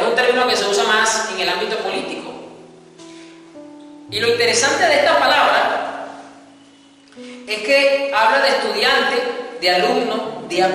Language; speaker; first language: Spanish; native; Spanish